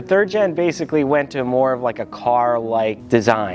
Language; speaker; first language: English; native; English